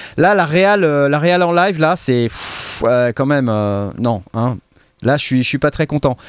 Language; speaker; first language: French; native; French